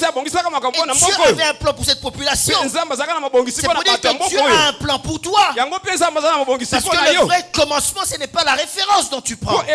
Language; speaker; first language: French; non-native, local second language; Lingala